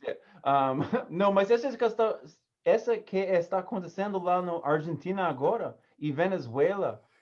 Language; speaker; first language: Portuguese; non-native, learner; English